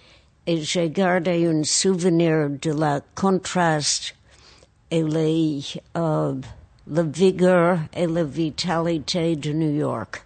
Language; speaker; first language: French; non-native, fluent; English